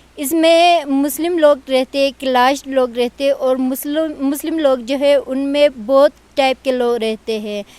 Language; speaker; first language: Urdu; non-native, local second language; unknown